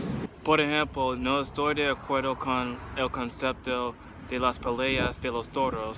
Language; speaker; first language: Spanish; non-native, learner; English